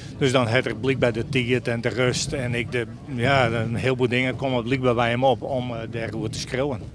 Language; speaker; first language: Dutch; non-native, local second language; Western Frisian